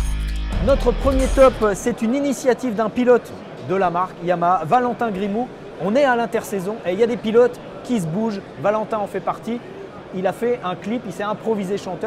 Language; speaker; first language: French; native; French